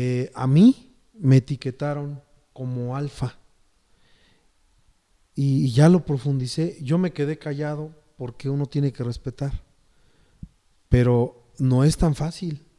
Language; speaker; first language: Spanish; native; Spanish